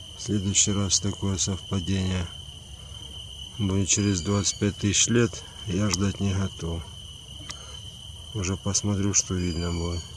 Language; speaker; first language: Russian; native; Russian